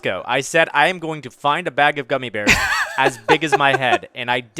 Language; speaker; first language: English; native; English